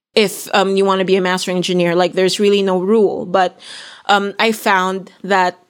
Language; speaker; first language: English; non-native, local second language; Filipino